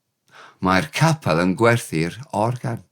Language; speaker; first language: Welsh; non-native, learner; English